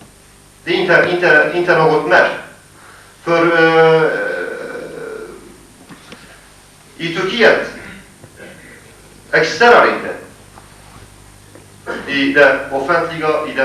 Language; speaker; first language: Swedish; non-native, fluent; Kurdish